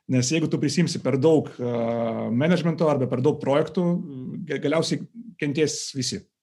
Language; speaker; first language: Lithuanian; non-native, local second language; Russian